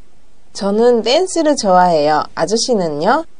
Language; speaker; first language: Korean; non-native, learner; Japanese